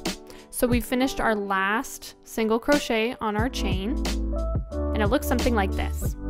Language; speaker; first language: English; native; English